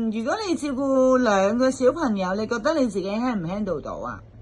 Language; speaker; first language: Cantonese; native; Cantonese